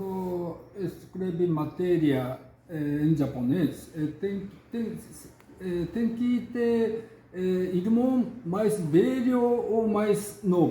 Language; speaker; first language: Portuguese; non-native, learner; Japanese